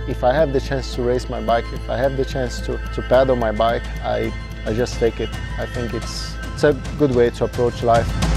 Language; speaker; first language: English; non-native, fluent; Portuguese